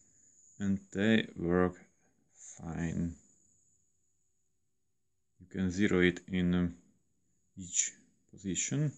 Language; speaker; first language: English; non-native, learner; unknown